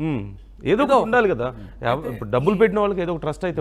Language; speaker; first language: Telugu; native; Telugu